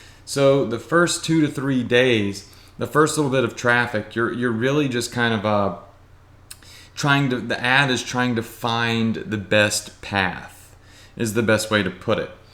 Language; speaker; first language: English; native; English